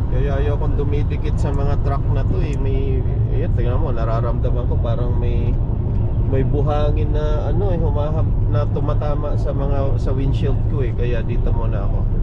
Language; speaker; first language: Filipino; native; Filipino